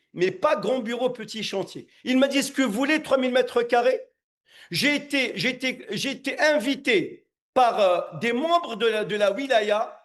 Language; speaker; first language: French; non-native, local second language; Arabic